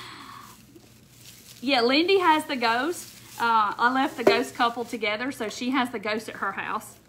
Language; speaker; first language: English; native; English